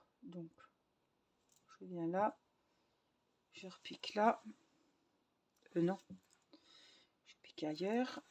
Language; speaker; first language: French; native; French